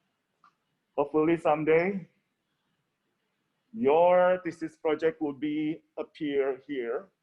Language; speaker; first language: English; non-native, fluent; Indonesian